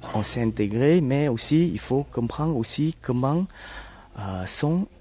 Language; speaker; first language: French; early bilingual, other home language; Vietnamese